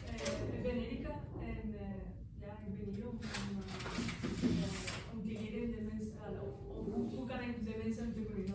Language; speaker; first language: Dutch; non-native, learner; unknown